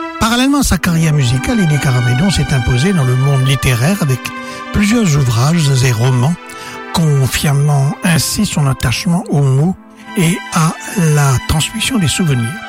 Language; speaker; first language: French; non-native, local second language; Morisyen